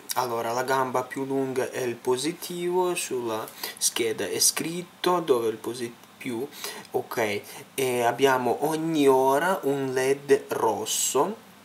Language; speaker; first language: Italian; non-native, fluent; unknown